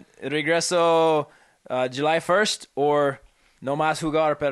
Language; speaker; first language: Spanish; non-native, learner; English